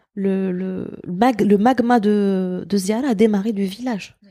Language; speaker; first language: French; non-native, local second language; Arabic